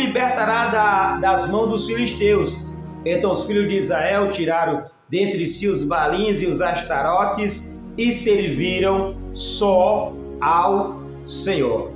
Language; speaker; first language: Portuguese; native; Portuguese